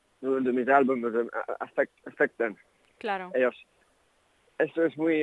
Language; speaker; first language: Spanish; non-native, learner; English